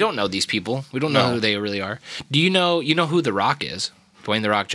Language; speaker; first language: English; native; English